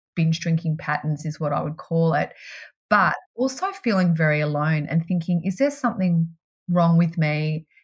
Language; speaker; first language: English; native; English